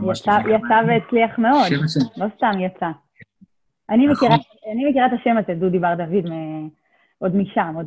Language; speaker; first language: Hebrew; native; Hebrew